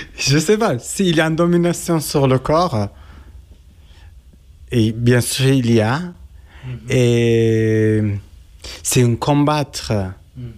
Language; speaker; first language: French; non-native, learner; Kurdish